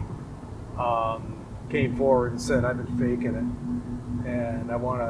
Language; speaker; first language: English; native; English